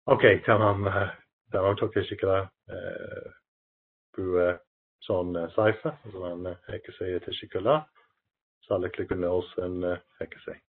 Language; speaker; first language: Turkish; non-native, learner; English